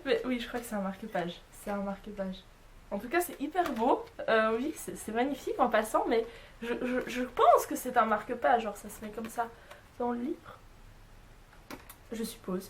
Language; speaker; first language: French; native; French